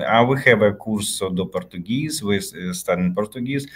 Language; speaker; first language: Portuguese; non-native, learner; Ukrainian